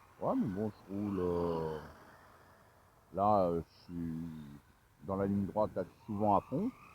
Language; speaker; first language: French; native; French